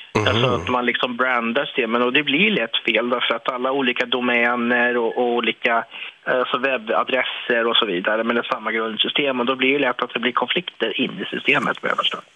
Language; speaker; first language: Swedish; native; Swedish